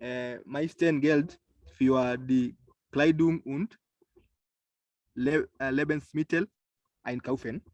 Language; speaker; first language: German; non-native, learner; English